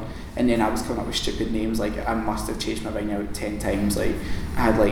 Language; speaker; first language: English; native; English